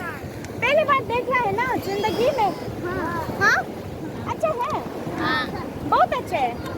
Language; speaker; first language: Hindi; non-native, local second language; Tibetan